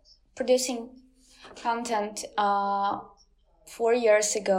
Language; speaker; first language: English; non-native, fluent; Ukrainian